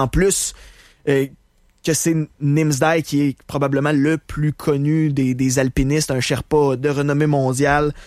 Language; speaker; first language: French; native; French